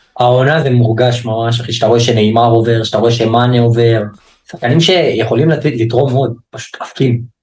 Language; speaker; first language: Hebrew; native; Hebrew